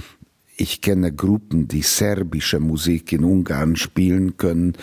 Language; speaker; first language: German; non-native, fluent; Hungarian